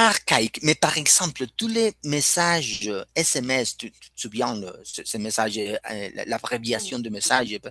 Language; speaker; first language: French; non-native, fluent; Spanish